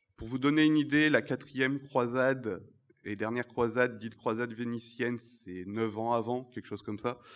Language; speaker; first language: French; native; French